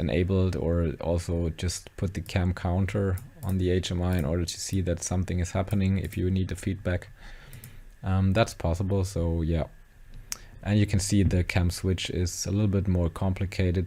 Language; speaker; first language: English; non-native, fluent; German